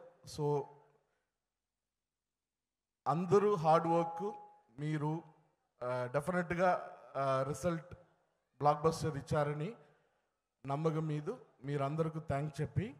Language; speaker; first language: Telugu; non-native, learner; Tamil